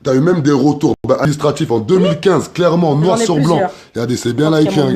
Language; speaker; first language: French; native; French